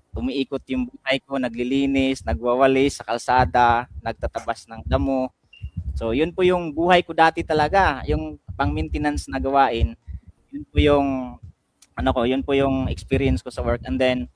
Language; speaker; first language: Filipino; non-native, local second language; Cebuano